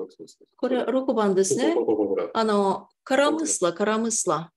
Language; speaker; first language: Japanese; non-native, fluent; Tatar